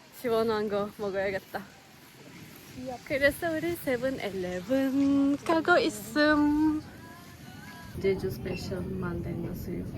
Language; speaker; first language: Korean; non-native, learner; Turkish